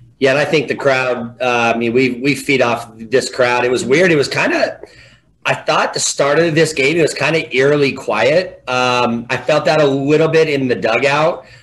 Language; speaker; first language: English; native; English